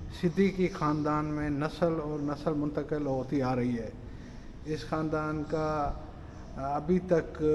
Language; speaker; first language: Urdu; non-native, local second language; Sindhi